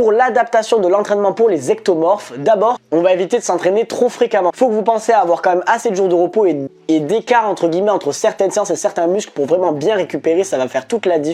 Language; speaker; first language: French; native; French